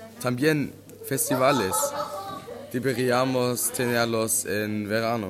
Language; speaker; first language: Spanish; non-native, learner; German